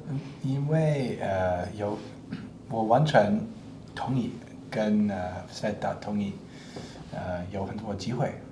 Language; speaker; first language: Chinese; non-native, learner; English